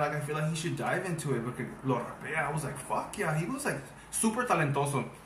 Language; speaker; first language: English; early bilingual, other home language; Spanish